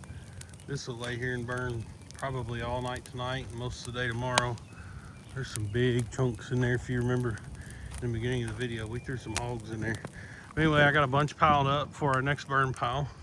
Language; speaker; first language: English; native; English